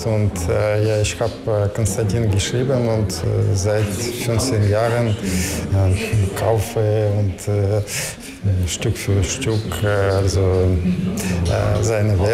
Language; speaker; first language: German; non-native, learner; Russian